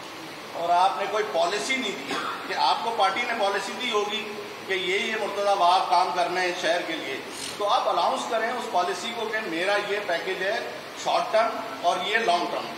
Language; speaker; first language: Urdu; native; Urdu